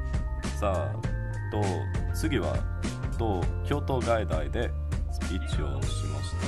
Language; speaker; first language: Japanese; non-native, learner; English